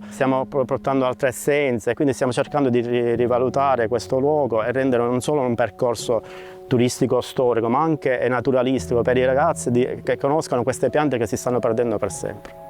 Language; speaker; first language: Italian; native; Italian